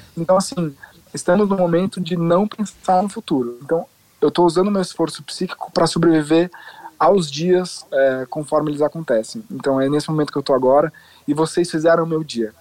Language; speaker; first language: Portuguese; native; Portuguese